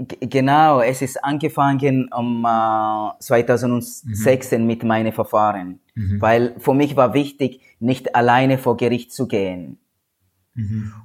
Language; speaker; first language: German; non-native, learner; Swahili